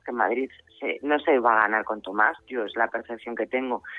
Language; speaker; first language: Spanish; native; Spanish